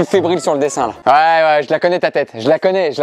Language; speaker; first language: French; native; French